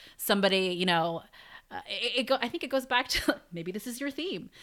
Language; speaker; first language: English; native; English